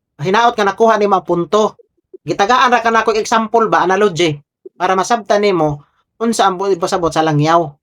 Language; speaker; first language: Cebuano; native; Cebuano